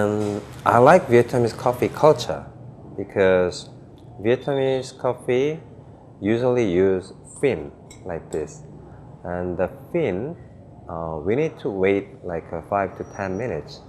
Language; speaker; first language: English; non-native, fluent; Korean